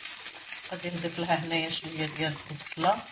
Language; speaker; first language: Arabic; native; Arabic